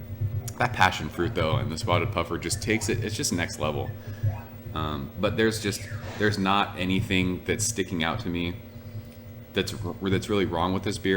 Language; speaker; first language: English; native; English